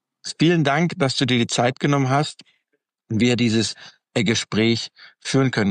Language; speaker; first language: German; native; German